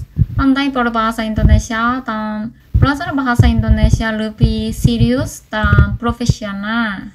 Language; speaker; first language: Indonesian; non-native, fluent; Korean